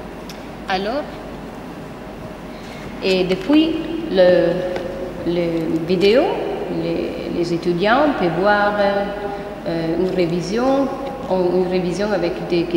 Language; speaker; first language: French; non-native, fluent; Italian